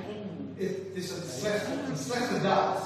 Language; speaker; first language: Dutch; non-native, fluent; Indonesian